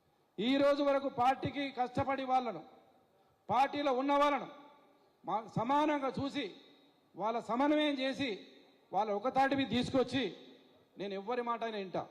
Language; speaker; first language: Telugu; native; Telugu